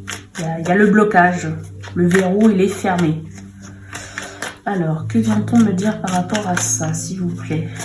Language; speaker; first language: French; native; French